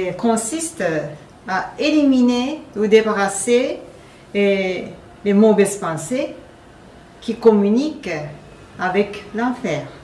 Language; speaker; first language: French; non-native, fluent; Japanese